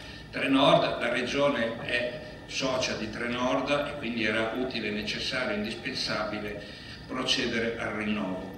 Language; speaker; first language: Italian; native; Italian